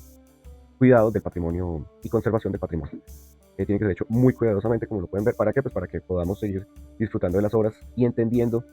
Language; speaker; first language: Spanish; native; Spanish